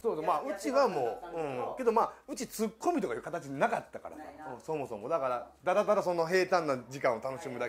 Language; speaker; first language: Japanese; native; Japanese